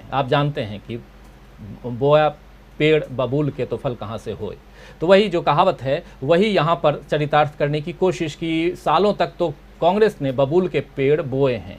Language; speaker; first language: Hindi; native; Hindi